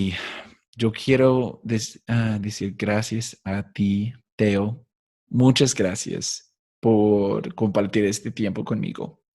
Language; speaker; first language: Spanish; non-native, fluent; English